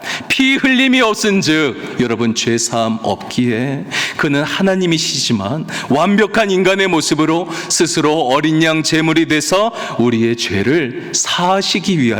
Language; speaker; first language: Korean; native; Korean